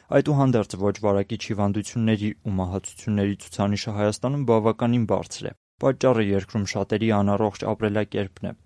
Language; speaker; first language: Armenian; native; Armenian